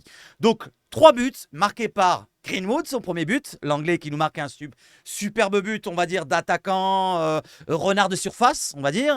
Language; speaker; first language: French; native; French